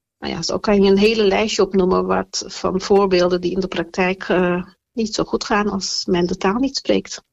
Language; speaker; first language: Dutch; early bilingual, other home language; Turkish